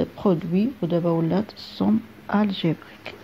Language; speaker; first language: French; non-native, local second language; Arabic